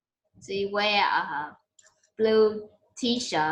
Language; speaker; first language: English; non-native, learner; Vietnamese